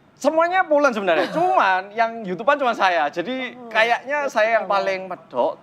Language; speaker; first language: Indonesian; early bilingual, other home language; Korean